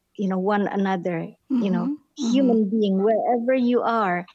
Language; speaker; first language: English; non-native, fluent; Indonesian